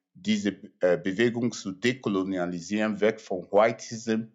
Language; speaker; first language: German; non-native, fluent; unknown